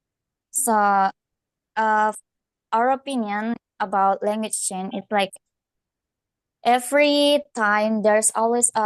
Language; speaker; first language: English; non-native, learner; Indonesian